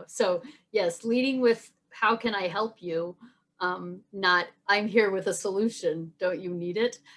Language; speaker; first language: English; native; English